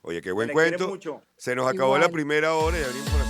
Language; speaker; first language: Spanish; native; Spanish